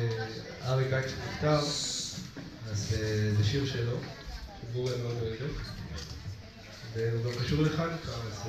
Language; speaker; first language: Hebrew; native; Hebrew